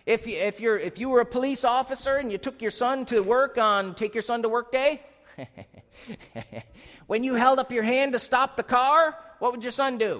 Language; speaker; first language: English; native; English